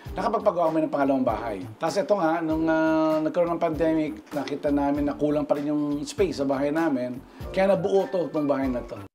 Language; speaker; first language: Filipino; non-native, local second language; Pampanga